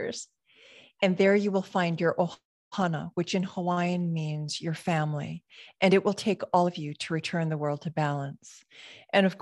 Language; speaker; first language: English; native; English